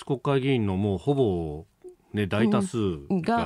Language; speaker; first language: Japanese; native; Japanese